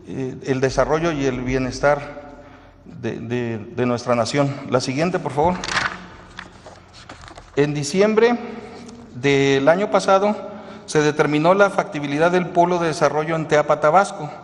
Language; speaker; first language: Spanish; native; Spanish